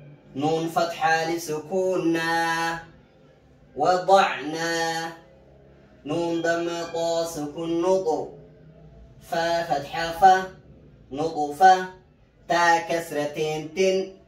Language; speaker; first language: Arabic; non-native, fluent; Oromo